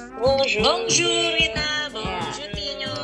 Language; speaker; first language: French; non-native, fluent; Indonesian